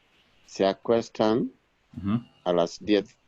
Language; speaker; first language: Spanish; non-native, learner; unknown